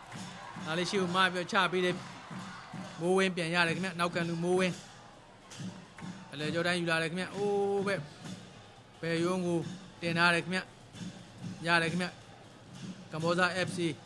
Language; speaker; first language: Burmese; native; Burmese